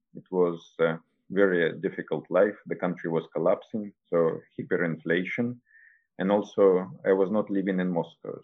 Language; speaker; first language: English; non-native, fluent; Russian